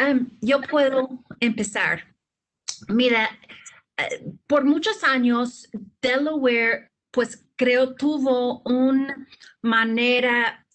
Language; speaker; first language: Spanish; non-native, fluent; English